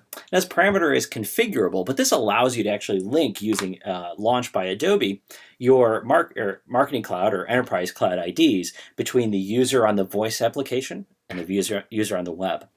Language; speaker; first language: English; native; English